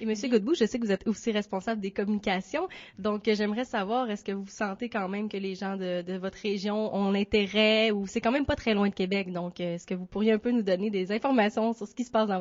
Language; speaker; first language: French; native; French